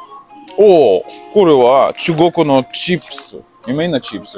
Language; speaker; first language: Japanese; non-native, learner; Russian